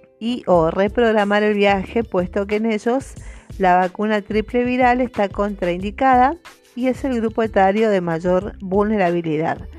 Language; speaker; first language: Spanish; native; Spanish